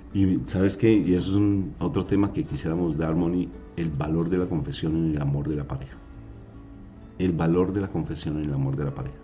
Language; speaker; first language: Spanish; native; Spanish